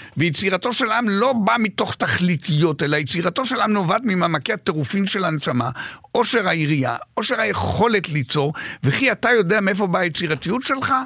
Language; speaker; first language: Hebrew; native; Hebrew